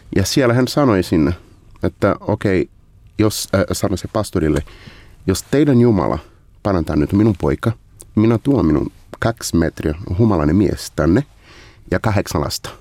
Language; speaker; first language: Finnish; non-native, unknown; Portuguese